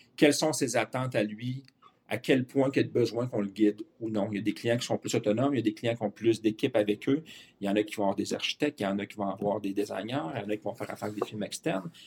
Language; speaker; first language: French; native; French